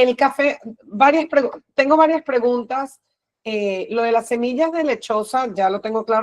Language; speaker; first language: Spanish; native; Spanish